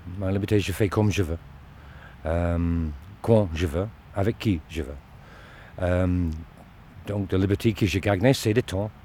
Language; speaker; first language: French; non-native, learner; Dutch